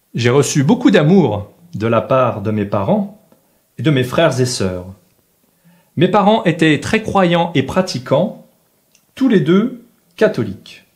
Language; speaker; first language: French; native; French